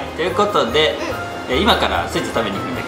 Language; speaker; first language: Japanese; native; Japanese